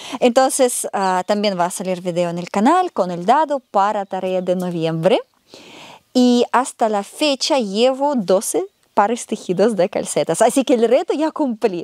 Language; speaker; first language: Spanish; non-native, fluent; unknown